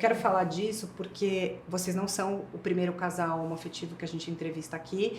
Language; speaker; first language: Portuguese; native; Portuguese